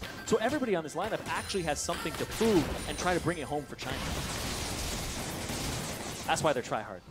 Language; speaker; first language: English; native; English